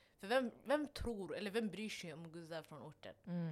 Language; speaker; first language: Swedish; non-native, local second language; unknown